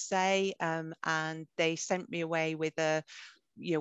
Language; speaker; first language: English; native; English